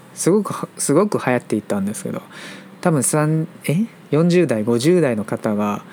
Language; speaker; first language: Japanese; non-native, fluent; Chinese